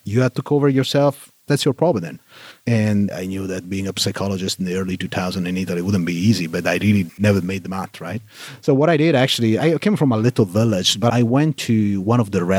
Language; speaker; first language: English; non-native, fluent; Italian